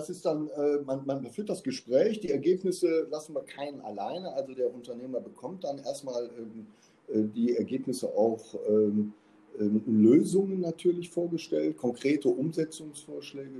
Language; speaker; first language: German; native; German